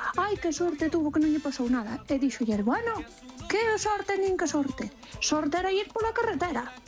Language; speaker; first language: Galician; native; Galician